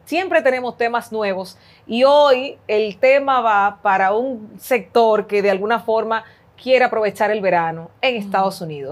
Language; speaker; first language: Spanish; native; Spanish